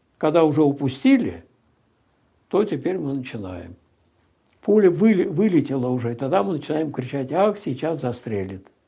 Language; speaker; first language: Russian; native; Russian